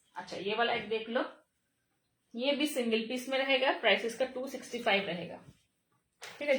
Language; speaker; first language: Hindi; non-native, local second language; Bangla